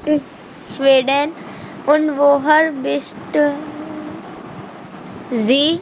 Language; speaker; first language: German; non-native, learner; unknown